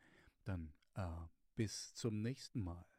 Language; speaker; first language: German; native; German